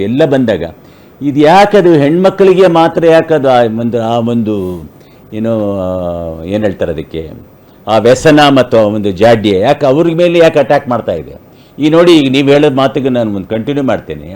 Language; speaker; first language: Kannada; native; Kannada